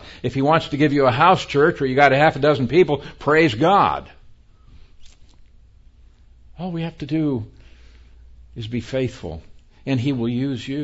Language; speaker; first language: English; native; English